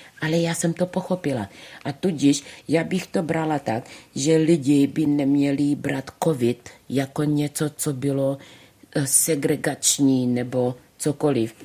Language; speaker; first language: Czech; early bilingual, other home language; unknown